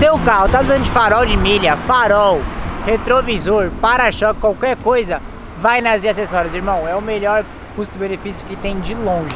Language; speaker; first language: Portuguese; native; Portuguese